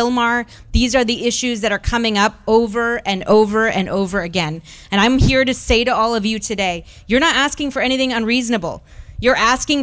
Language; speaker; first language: English; early bilingual, other home language; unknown